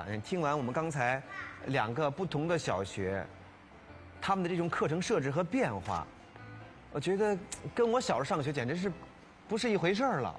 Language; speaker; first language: Chinese; native; Chinese